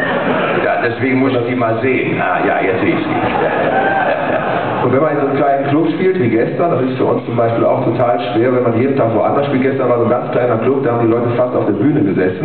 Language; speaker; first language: German; native; German